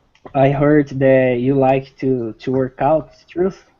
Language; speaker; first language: English; non-native, learner; Portuguese